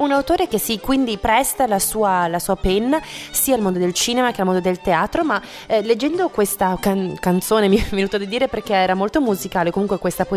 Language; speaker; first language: Italian; native; Italian